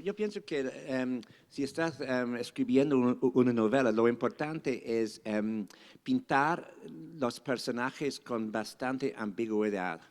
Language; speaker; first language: Spanish; non-native, fluent; English